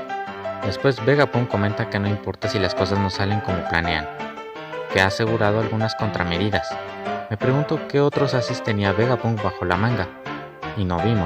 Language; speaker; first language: Spanish; native; Spanish